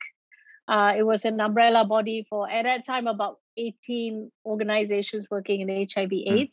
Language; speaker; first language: English; non-native, local second language; Malay